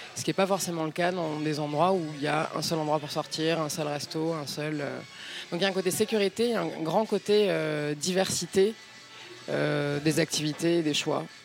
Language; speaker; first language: French; native; French